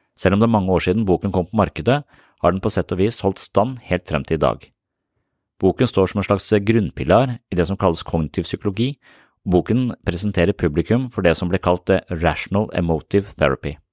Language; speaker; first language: Norwegian; native; Norwegian